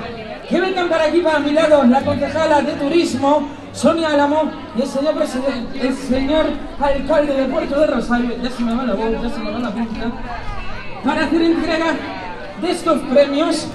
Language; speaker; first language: Spanish; native; Spanish